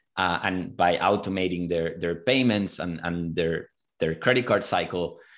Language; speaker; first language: English; non-native, fluent; Spanish